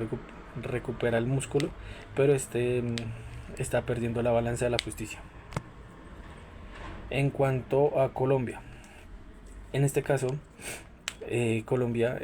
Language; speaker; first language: Spanish; native; Spanish